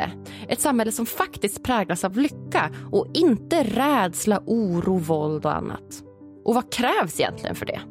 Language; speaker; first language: Swedish; native; Swedish